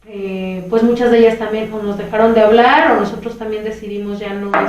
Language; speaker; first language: Spanish; native; Spanish